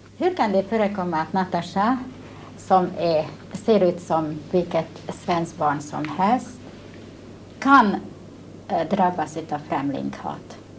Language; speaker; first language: Swedish; non-native, fluent; Hungarian